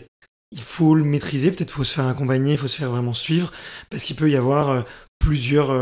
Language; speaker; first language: French; native; French